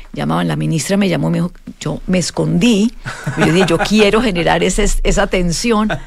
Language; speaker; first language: Spanish; native; Spanish